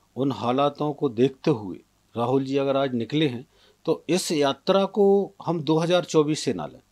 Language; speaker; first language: Hindi; native; Hindi